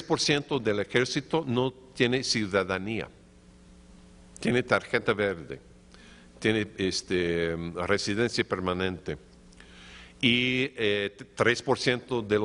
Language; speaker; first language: Spanish; non-native, fluent; English